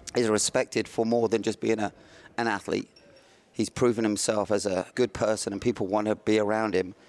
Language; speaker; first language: English; native; English